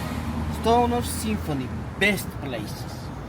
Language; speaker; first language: English; non-native, learner; Armenian